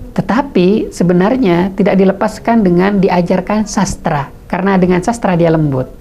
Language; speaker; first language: Indonesian; non-native, local second language; Madurese